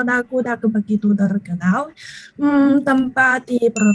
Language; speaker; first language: Indonesian; non-native, learner; Chinese